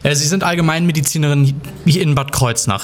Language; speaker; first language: German; native; German